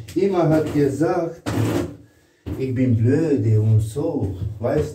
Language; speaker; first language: German; non-native, learner; Romanian